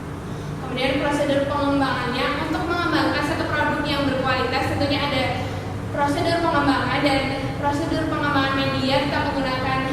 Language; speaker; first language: Indonesian; native; Indonesian